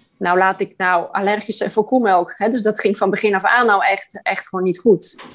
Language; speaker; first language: Dutch; non-native, fluent; Polish